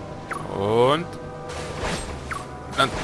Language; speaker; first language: German; native; German